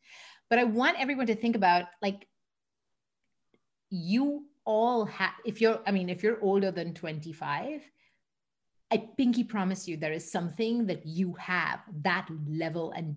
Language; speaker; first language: English; non-native, local second language; Hindi